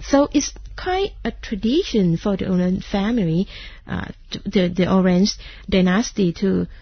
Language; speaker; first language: English; non-native, fluent; Thai